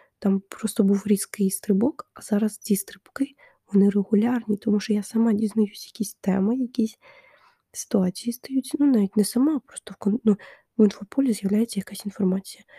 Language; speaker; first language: Ukrainian; non-native, local second language; Russian